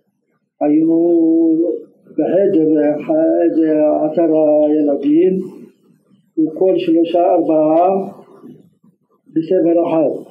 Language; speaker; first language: Hebrew; non-native, fluent; Arabic